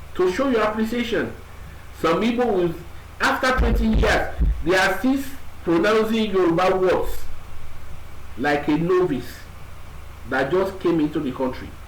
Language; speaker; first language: English; non-native, local second language; Yoruba